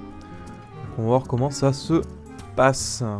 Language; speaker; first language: French; native; French